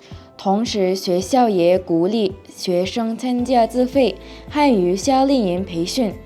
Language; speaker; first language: Chinese; non-native, learner; Mongolian